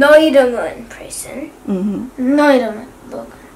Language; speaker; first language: Korean; early bilingual, heritage; English